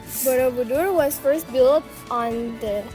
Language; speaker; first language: English; non-native, learner; Indonesian